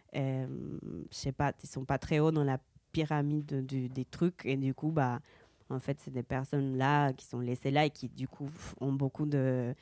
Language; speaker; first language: French; early bilingual, heritage; Spanish